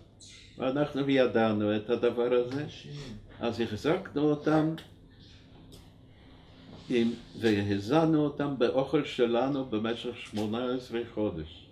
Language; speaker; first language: Hebrew; non-native, fluent; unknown